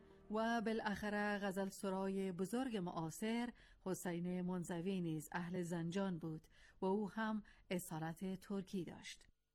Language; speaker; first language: Persian; non-native, local second language; Azerbaijani